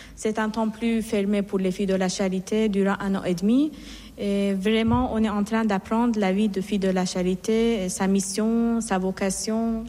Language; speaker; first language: French; non-native, fluent; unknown